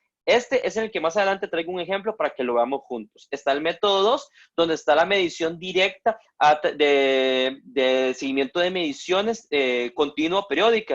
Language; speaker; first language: Spanish; native; Spanish